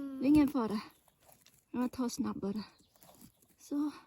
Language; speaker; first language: Swedish; non-native, learner; Thai